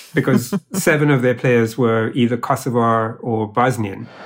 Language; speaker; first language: English; native; English